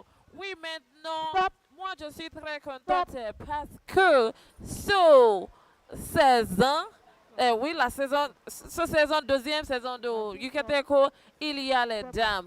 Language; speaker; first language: French; non-native, learner; Yoruba